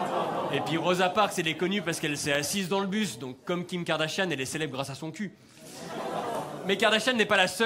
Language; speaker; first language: French; native; French